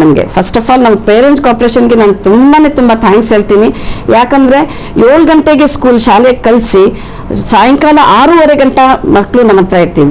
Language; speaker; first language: Kannada; non-native, local second language; Urdu